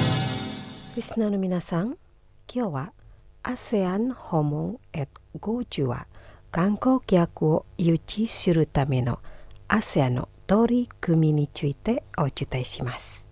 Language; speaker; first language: Japanese; non-native, fluent; Indonesian